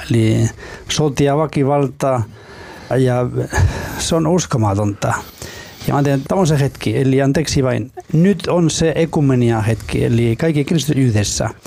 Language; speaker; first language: Finnish; non-native, fluent; Spanish